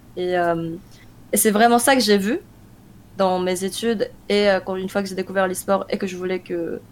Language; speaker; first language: French; early bilingual, other home language; Korean